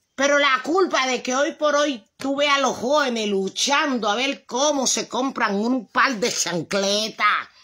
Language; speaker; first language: Spanish; native; Spanish